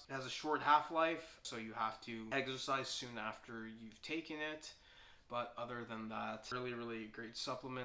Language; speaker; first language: English; native; English